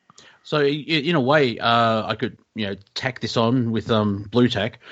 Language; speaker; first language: English; native; English